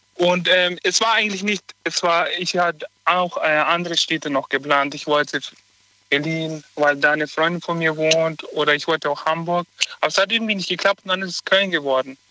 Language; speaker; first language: German; native; German